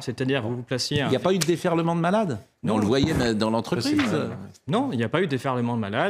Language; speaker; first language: French; native; French